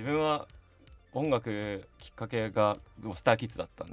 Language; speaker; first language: Japanese; native; Japanese